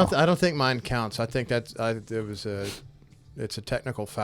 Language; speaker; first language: English; native; English